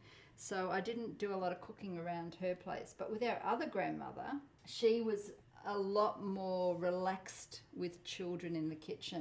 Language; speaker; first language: English; non-native, local second language; Polish